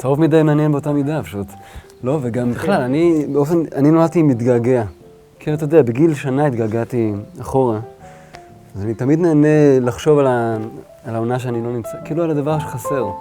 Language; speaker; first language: Hebrew; native; Hebrew